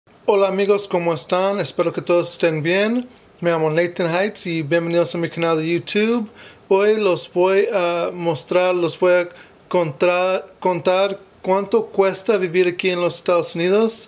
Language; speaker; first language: Spanish; non-native, fluent; English